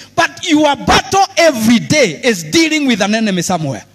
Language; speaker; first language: English; non-native, local second language; Swahili